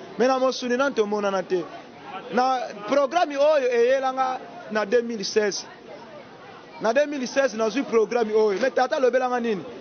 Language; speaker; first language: Lingala; non-native, local second language; Kongo